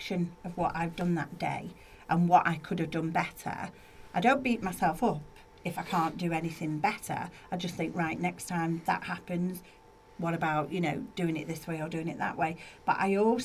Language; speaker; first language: English; native; English